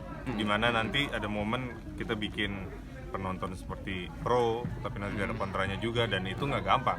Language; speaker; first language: Indonesian; native; Indonesian